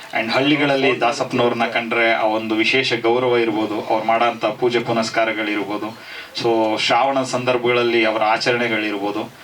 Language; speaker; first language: Kannada; native; Kannada